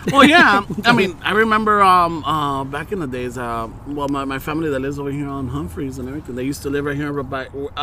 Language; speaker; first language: English; early bilingual, other home language; Spanish